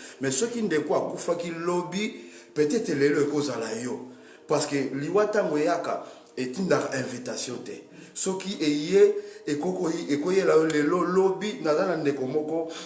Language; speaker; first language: Lingala; non-native, local second language; Kongo